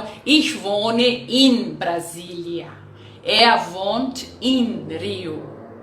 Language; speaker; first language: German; non-native, fluent; Portuguese